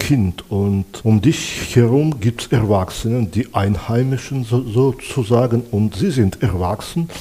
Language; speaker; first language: German; non-native, fluent; Belarusian